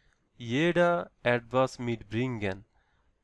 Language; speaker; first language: German; non-native, learner; Bangla